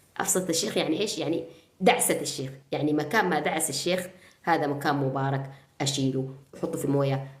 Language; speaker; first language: Arabic; native; Arabic